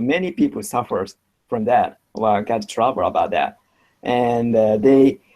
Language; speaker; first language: English; non-native, learner; Japanese